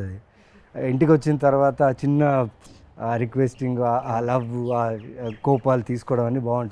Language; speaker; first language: Telugu; native; Telugu